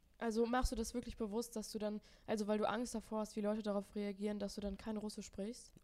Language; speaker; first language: German; native; German